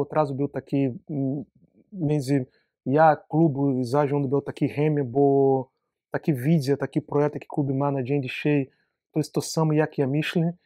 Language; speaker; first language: Polish; non-native, learner; Portuguese